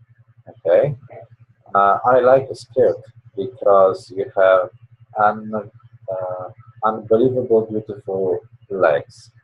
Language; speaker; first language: English; non-native, learner; Polish